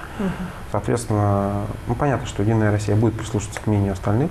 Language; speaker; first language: Russian; native; Russian